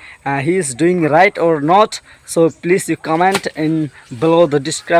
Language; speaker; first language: English; non-native, learner; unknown